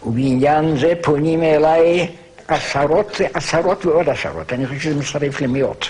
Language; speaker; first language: Hebrew; non-native, fluent; German